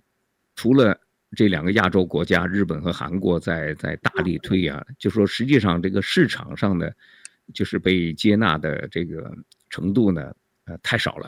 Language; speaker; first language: Chinese; native; Chinese